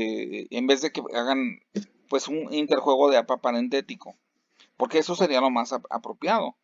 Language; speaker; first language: Spanish; native; Spanish